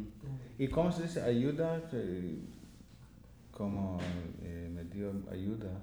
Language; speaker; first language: Spanish; non-native, learner; English